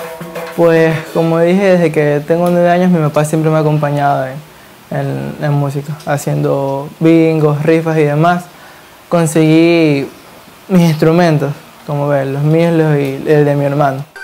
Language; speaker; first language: Spanish; native; Spanish